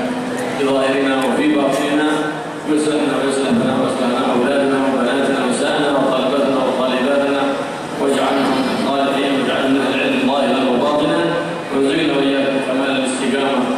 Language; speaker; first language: Arabic; native; Arabic